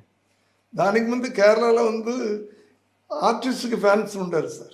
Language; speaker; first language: Telugu; non-native, learner; Tamil